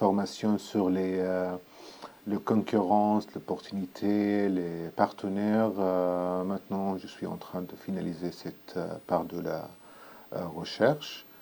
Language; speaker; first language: French; non-native, learner; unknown